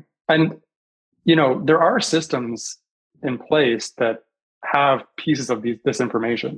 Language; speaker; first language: English; native; English